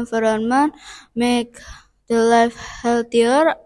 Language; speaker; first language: English; non-native, learner; Indonesian